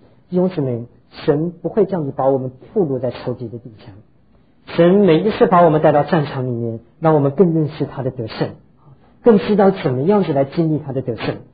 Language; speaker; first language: Chinese; native; Chinese